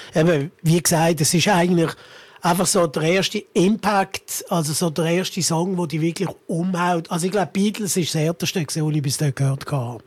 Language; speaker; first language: German; early bilingual, other home language; Italian